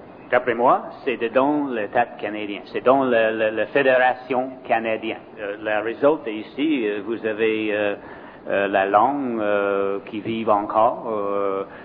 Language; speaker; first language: French; non-native, fluent; English